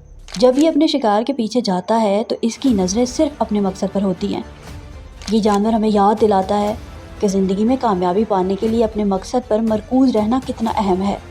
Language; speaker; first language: Urdu; native; Urdu